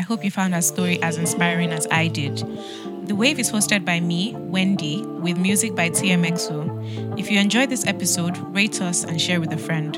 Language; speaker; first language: English; non-native, local second language; Yoruba